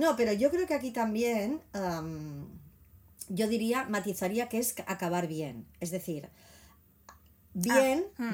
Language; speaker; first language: Spanish; native; Spanish